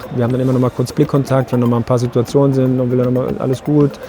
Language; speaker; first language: German; native; German